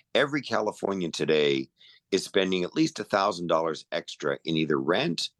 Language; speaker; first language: English; native; English